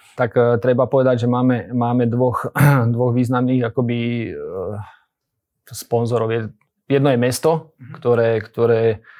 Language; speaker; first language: Slovak; native; Slovak